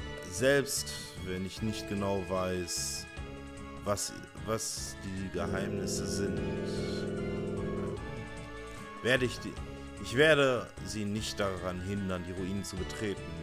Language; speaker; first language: German; native; German